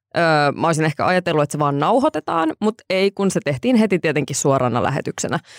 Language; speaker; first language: Finnish; native; Finnish